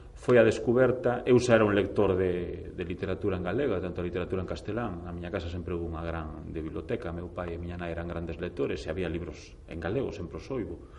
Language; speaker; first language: Galician; non-native, local second language; Spanish